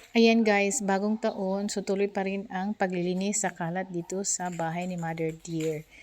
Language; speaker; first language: Filipino; native; Filipino